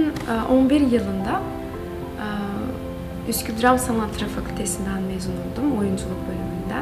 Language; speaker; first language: Turkish; non-native, fluent; Macedonian